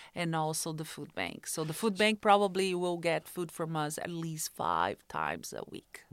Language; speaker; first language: English; non-native, fluent; Portuguese